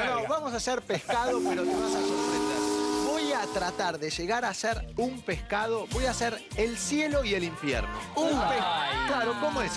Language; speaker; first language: Spanish; native; Spanish